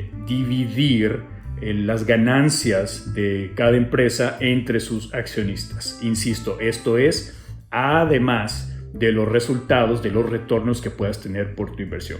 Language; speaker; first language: Spanish; native; Spanish